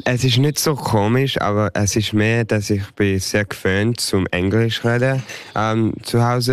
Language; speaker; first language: German; early bilingual, heritage; English